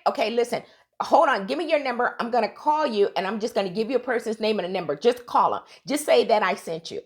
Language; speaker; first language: English; native; English